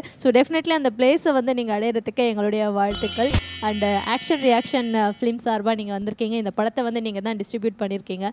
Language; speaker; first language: Tamil; native; Tamil